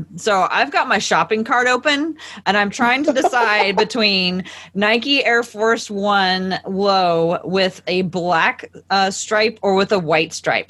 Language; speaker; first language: English; native; English